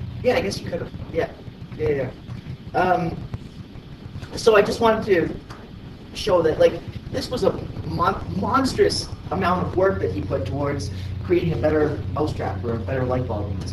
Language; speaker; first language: English; native; English